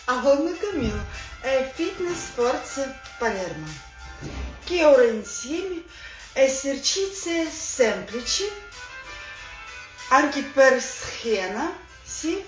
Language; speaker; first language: Italian; non-native, learner; Russian